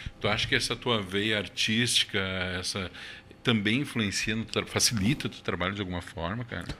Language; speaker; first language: Portuguese; native; Portuguese